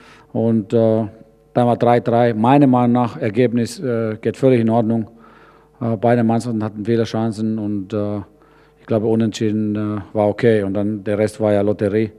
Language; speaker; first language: German; non-native, fluent; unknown